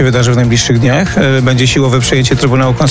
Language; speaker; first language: Polish; native; Polish